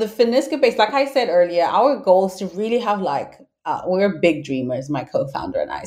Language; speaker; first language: English; non-native, local second language; Shona